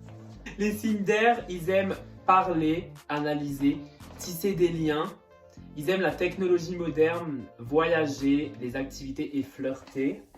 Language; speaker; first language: French; native; French